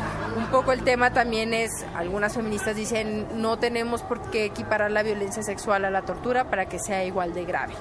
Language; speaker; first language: Spanish; native; Spanish